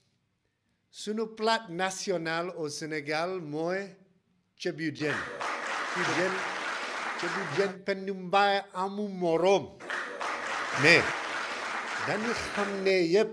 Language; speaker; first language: Wolof; non-native, fluent; English